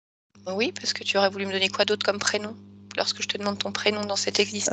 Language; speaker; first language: French; native; French